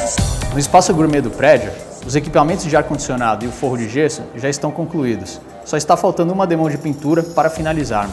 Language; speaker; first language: Portuguese; native; Portuguese